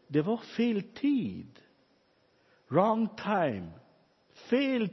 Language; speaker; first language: Swedish; non-native, fluent; Romany